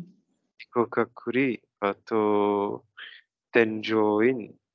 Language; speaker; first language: Japanese; non-native, learner; Czech